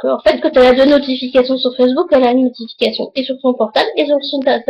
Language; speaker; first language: French; native; French